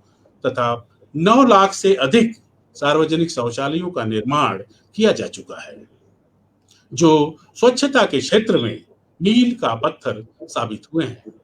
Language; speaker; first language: Hindi; native; Hindi